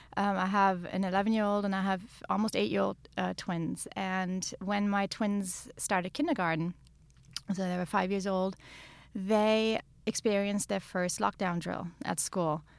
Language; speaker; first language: English; non-native, fluent; German